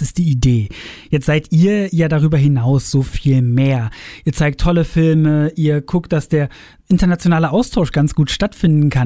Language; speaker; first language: German; native; German